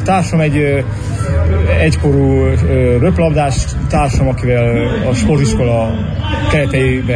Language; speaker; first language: Hungarian; native; Hungarian